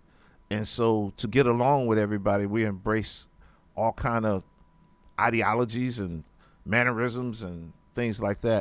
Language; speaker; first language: English; native; English